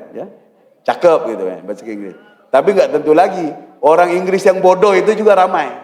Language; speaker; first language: Malay; native; Malay